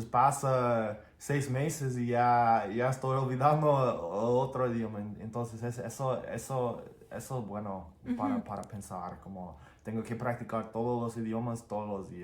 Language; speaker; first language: Spanish; non-native, fluent; English